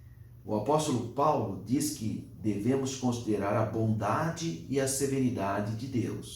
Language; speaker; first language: Portuguese; native; Portuguese